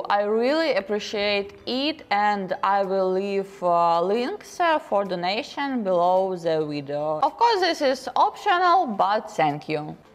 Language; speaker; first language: English; non-native, learner; Ukrainian